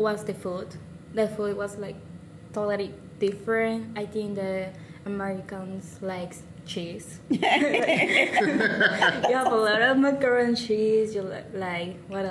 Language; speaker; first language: English; non-native, learner; Spanish